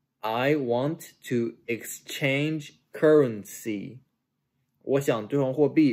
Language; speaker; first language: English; non-native, fluent; Chinese